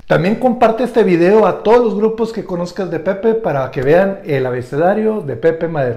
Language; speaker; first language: Spanish; native; Spanish